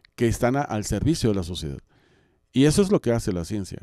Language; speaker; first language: Spanish; native; Spanish